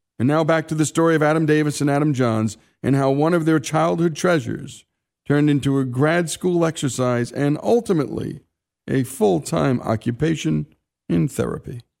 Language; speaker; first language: English; native; English